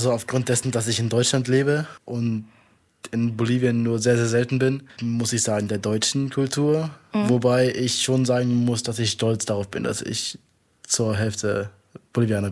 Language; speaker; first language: German; native; German